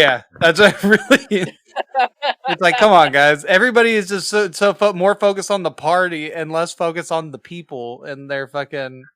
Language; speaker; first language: English; native; English